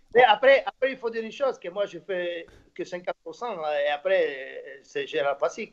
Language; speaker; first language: French; non-native, fluent; Slovak